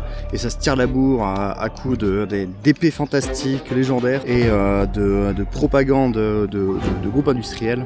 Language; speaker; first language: French; native; French